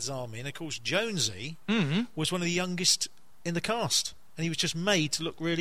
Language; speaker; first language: English; native; English